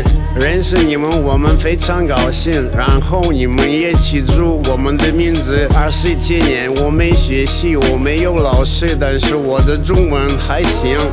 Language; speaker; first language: Chinese; non-native, learner; Russian